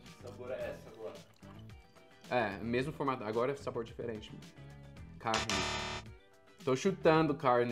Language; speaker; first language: Portuguese; non-native, fluent; English